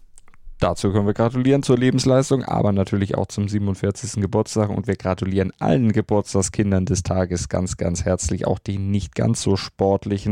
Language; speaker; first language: German; native; German